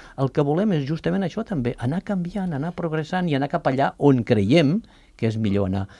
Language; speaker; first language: Catalan; native; Catalan